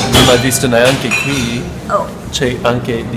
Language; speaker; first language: Italian; non-native, learner; English